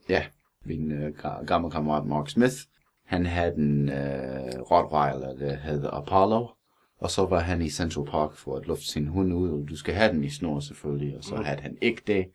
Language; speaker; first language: Danish; non-native, fluent; English